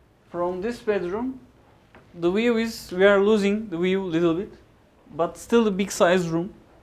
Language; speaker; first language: English; non-native, fluent; Turkish